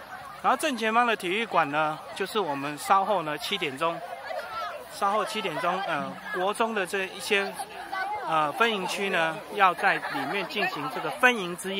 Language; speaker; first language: Chinese; native; Chinese